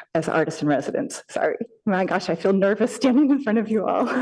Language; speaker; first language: English; native; English